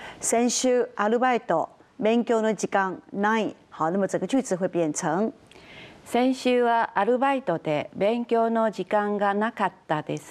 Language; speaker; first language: Japanese; non-native, fluent; Chinese